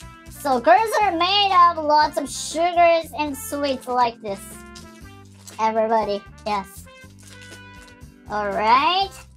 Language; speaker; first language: English; non-native, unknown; Japanese